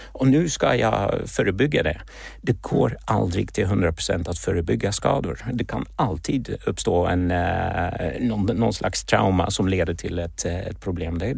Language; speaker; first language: Swedish; non-native, fluent; Czech